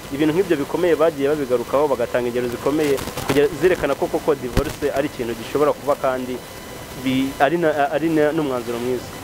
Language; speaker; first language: Kinyarwanda; native; Kinyarwanda